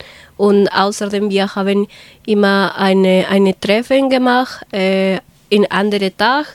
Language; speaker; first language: German; non-native, learner; Spanish